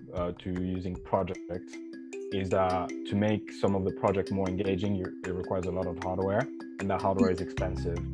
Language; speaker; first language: English; non-native, fluent; French